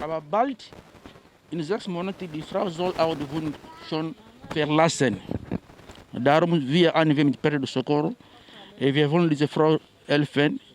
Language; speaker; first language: German; non-native, learner; Portuguese